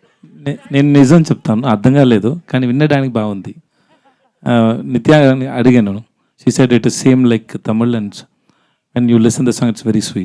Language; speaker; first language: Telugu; non-native, learner; Tamil